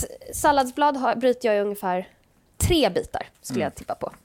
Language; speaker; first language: Swedish; native; Swedish